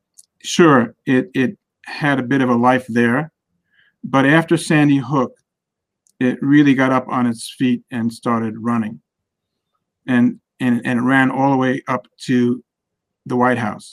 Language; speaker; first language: English; native; English